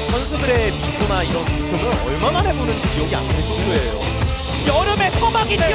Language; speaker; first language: Korean; native; Korean